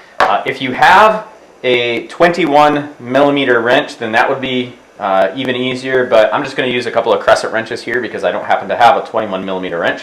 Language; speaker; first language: English; native; English